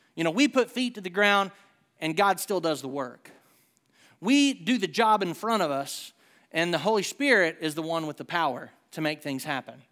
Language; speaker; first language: English; native; English